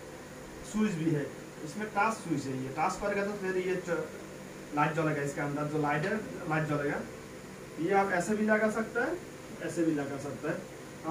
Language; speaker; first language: Hindi; non-native, fluent; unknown